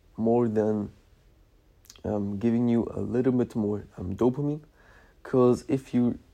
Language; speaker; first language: English; non-native, fluent; Polish